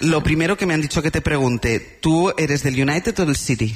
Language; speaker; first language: Spanish; native; Spanish